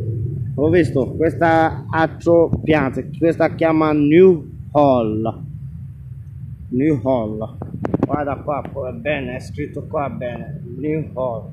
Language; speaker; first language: Italian; non-native, learner; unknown